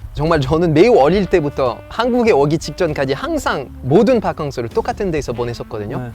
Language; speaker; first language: Korean; non-native, fluent; French